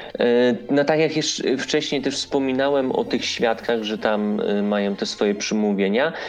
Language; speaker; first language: Polish; early bilingual, heritage; Polish